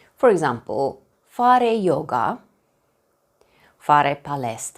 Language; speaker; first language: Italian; non-native, learner; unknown